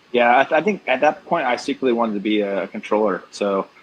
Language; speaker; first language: English; native; English